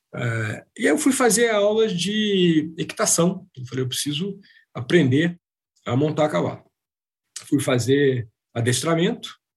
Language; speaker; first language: Portuguese; native; Portuguese